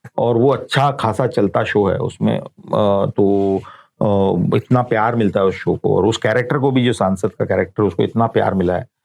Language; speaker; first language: Hindi; native; Hindi